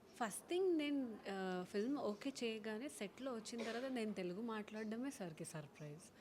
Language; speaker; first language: Telugu; non-native, fluent; Hindi